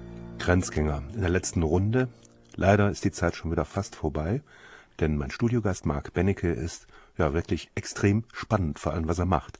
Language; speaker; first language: German; native; German